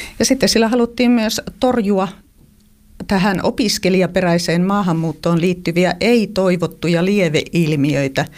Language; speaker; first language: Finnish; native; Finnish